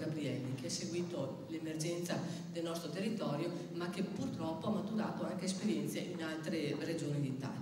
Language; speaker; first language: Italian; native; Italian